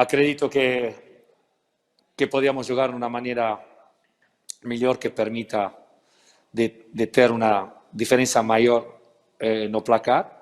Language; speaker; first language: Portuguese; non-native, fluent; Spanish